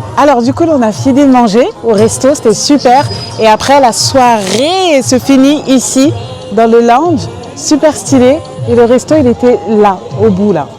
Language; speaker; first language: French; native; French